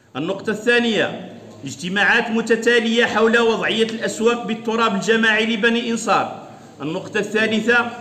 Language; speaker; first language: Arabic; non-native, local second language; Riffian